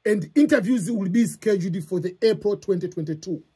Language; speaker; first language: English; non-native, local second language; Swahili